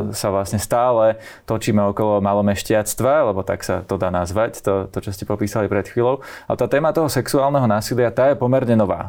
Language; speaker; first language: Slovak; native; Slovak